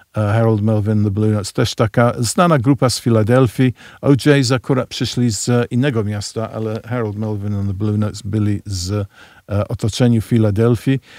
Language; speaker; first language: Polish; early bilingual, heritage; Polish